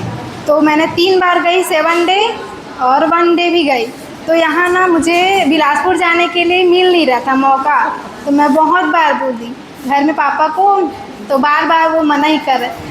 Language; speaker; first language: Hindi; native; Hindi